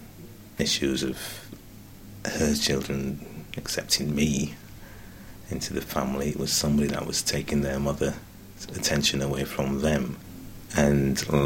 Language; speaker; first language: English; native; English